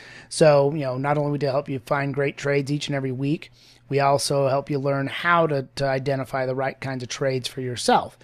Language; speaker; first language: English; native; English